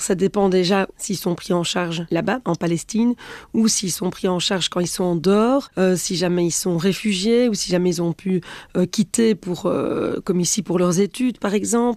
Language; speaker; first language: French; native; French